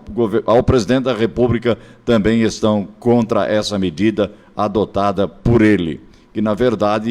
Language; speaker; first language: Portuguese; native; Portuguese